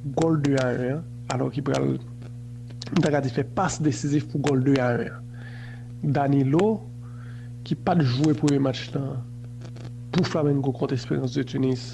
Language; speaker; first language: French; non-native, local second language; Haitian Creole